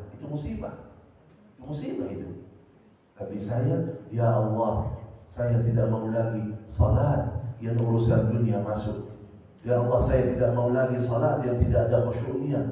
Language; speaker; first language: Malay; non-native, fluent; Arabic